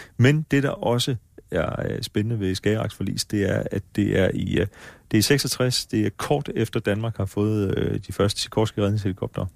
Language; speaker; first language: Danish; native; Danish